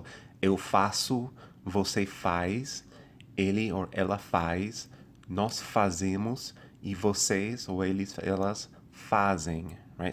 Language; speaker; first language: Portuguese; non-native, fluent; English